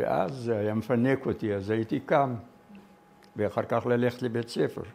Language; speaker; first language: Hebrew; non-native, fluent; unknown